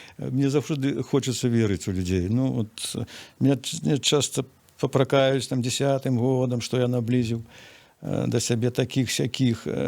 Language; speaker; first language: Belarusian; native; Belarusian